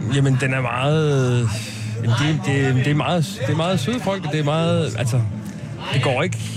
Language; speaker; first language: Danish; native; Danish